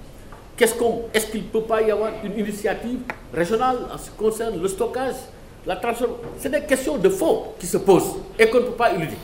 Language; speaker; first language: French; non-native, local second language; Wolof